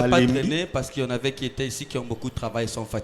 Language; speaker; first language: French; non-native, local second language; Lingala